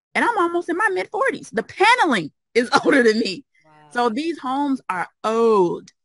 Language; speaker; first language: English; native; English